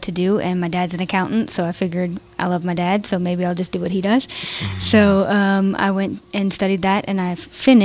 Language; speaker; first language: English; native; English